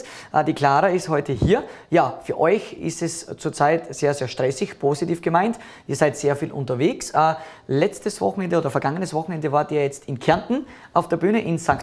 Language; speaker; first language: German; native; German